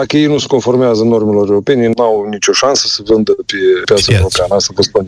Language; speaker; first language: Romanian; native; Romanian